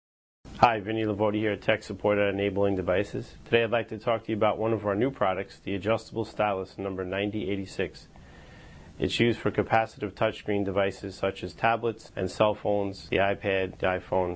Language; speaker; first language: English; native; English